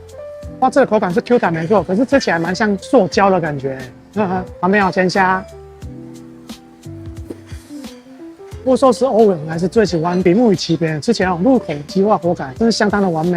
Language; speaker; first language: Chinese; native; Chinese